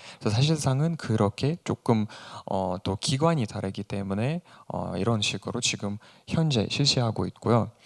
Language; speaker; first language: Korean; non-native, fluent; Russian